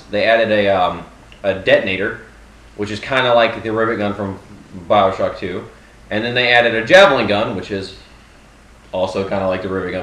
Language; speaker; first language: English; native; English